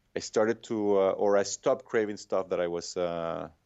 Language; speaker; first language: English; non-native, fluent; Spanish